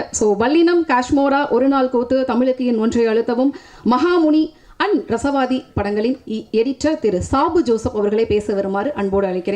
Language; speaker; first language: Tamil; native; Tamil